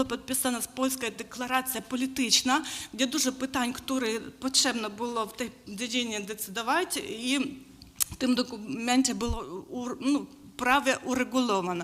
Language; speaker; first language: Polish; non-native, learner; Ukrainian